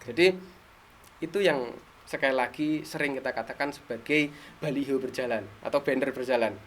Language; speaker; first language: Indonesian; non-native, local second language; Javanese